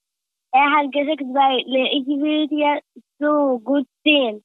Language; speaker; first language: German; non-native, learner; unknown